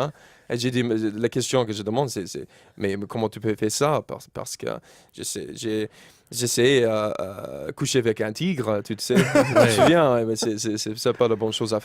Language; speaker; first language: French; non-native, learner; English